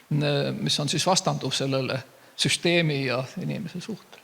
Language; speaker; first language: Estonian; native; Estonian